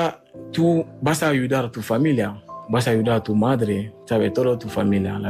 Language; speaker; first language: Spanish; non-native, learner; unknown